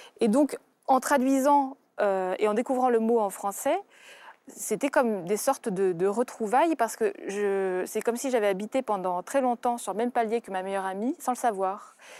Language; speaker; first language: French; early bilingual, other home language; Russian